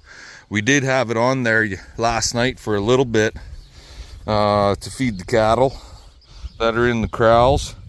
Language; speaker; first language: English; native; English